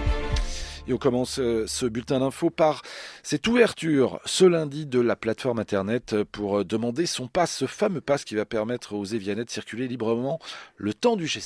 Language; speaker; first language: French; native; French